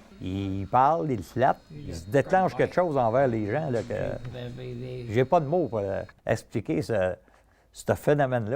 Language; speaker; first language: French; native; French